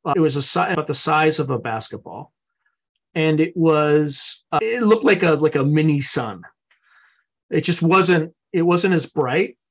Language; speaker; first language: English; native; English